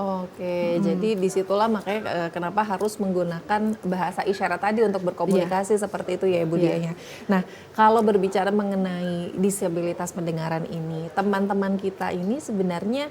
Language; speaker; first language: Indonesian; native; Indonesian